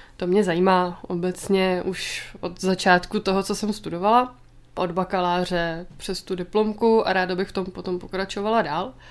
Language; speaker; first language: Czech; native; Czech